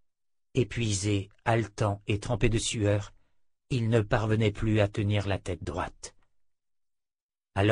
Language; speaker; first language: French; native; French